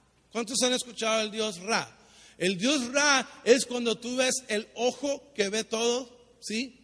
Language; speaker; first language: Spanish; native; Spanish